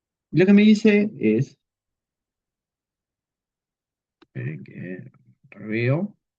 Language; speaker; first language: Spanish; native; Spanish